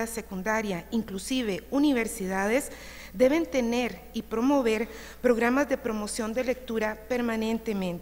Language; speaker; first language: Spanish; native; Spanish